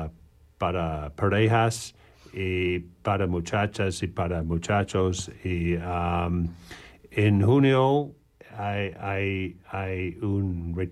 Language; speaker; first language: Spanish; non-native, learner; English